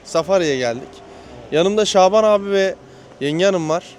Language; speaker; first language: Turkish; native; Turkish